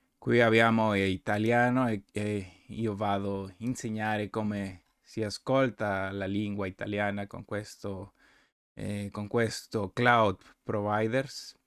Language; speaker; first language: Italian; non-native, learner; Spanish